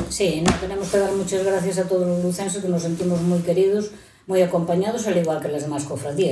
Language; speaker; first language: Spanish; native; Spanish